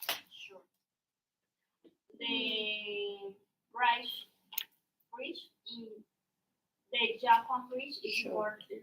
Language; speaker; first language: English; non-native, learner; Spanish